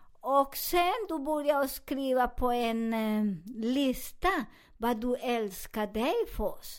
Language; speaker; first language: Swedish; non-native, fluent; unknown